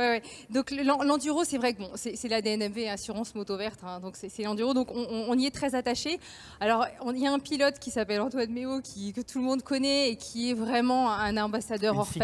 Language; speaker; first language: French; native; French